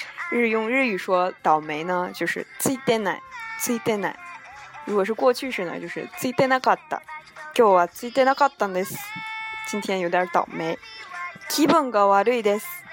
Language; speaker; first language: Japanese; non-native, fluent; Chinese